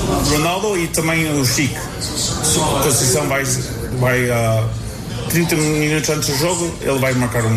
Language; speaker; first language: Portuguese; early bilingual, heritage; English